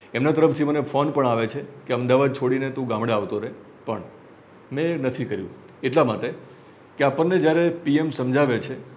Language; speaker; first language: Gujarati; native; Gujarati